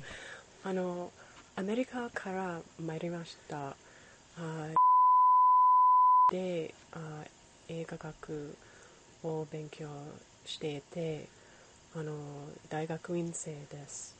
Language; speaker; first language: Japanese; non-native, learner; English